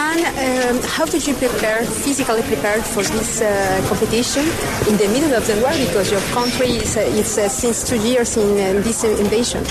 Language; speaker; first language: English; non-native, fluent; Spanish